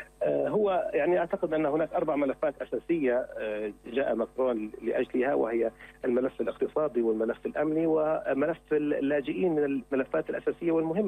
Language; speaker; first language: Arabic; native; Arabic